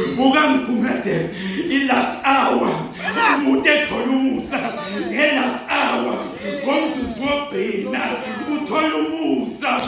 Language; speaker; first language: Zulu; non-native, local second language; Xhosa